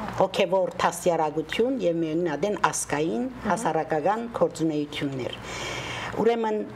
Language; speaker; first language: Armenian; native; Armenian